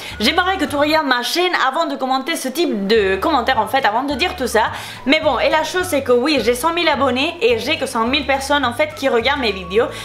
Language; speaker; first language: French; non-native, fluent; Spanish